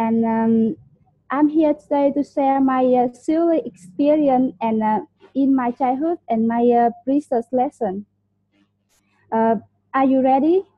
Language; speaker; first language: English; non-native, learner; Vietnamese